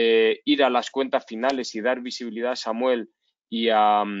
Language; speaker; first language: Spanish; native; Spanish